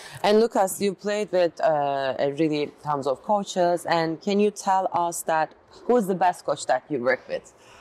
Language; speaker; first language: English; non-native, fluent; Turkish